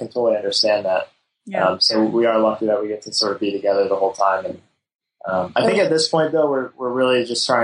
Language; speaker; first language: English; native; English